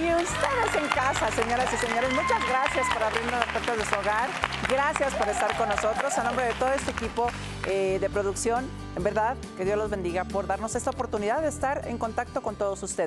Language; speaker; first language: Spanish; native; Spanish